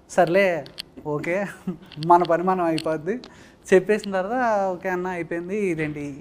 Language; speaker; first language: Telugu; native; Telugu